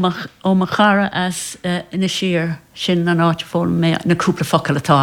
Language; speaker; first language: Irish; non-native, local second language; English